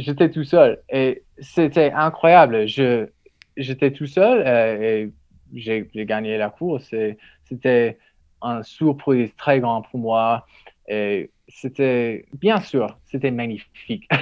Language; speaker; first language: French; non-native, learner; English